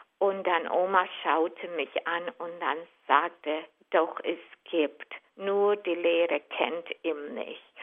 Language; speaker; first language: German; non-native, fluent; Hungarian